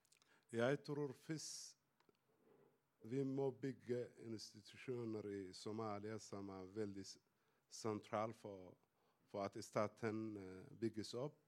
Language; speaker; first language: Swedish; non-native, learner; Somali